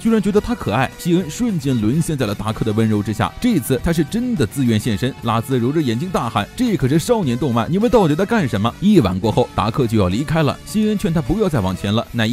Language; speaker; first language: Chinese; native; Chinese